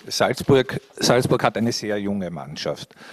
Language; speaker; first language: German; non-native, learner; English